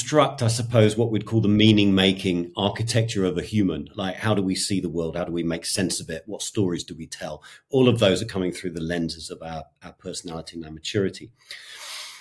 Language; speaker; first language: English; native; English